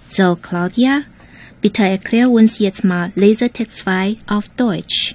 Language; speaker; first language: German; non-native, fluent; Chinese